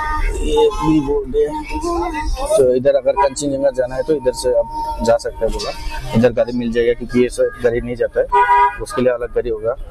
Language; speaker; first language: Hindi; non-native, local second language; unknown